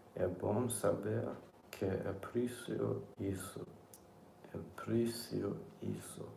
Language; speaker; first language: Portuguese; non-native, learner; English